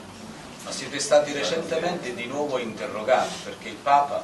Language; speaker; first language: Italian; native; Italian